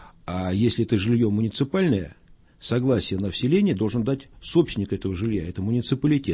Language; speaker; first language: Russian; native; Russian